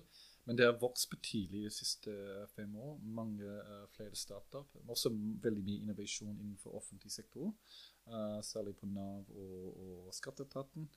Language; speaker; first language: Norwegian; non-native, fluent; English